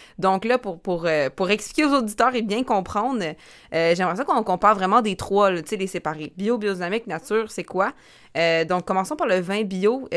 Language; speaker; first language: French; native; French